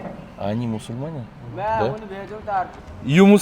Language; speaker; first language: Russian; native; Russian